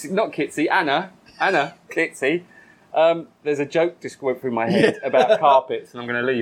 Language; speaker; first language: English; native; English